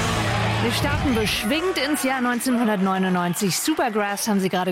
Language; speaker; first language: German; native; German